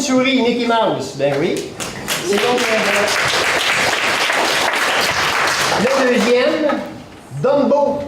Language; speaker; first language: French; native; French